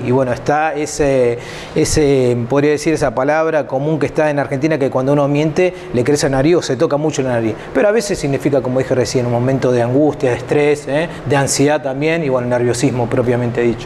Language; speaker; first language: Spanish; native; Spanish